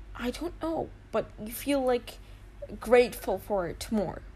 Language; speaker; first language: English; non-native, fluent; Arabic